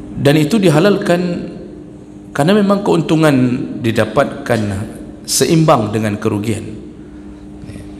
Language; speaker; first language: Malay; non-native, local second language; Achinese